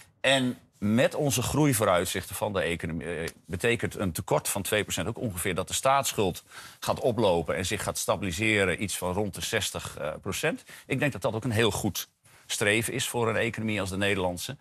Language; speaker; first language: Dutch; native; Dutch